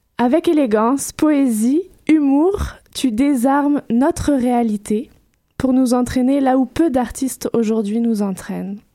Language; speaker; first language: French; native; French